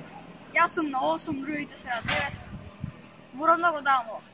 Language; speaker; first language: Macedonian; native; Macedonian